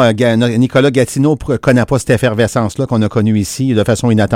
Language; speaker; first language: French; native; French